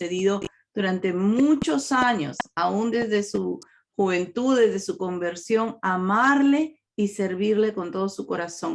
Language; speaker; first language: Spanish; native; Spanish